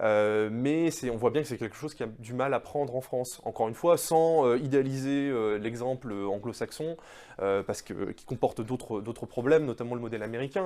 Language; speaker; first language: French; native; French